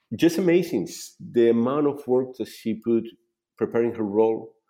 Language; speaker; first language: English; non-native, fluent; Spanish